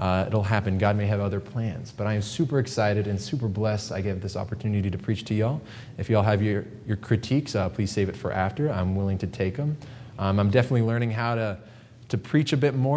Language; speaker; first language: English; native; English